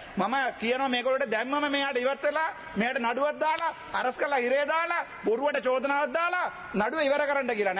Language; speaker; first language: Sinhala; non-native, local second language; Tamil